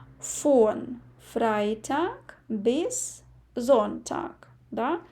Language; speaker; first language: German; non-native, fluent; Ukrainian